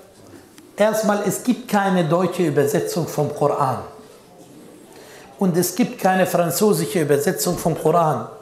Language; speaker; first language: German; non-native, fluent; Arabic